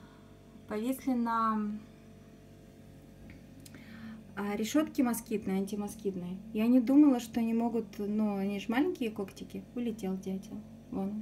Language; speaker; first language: Russian; native; Russian